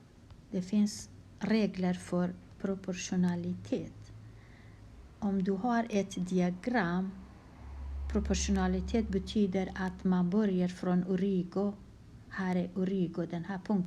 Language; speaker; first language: Swedish; non-native, fluent; Kurdish